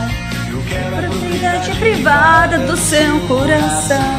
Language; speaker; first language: Portuguese; non-native, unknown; Russian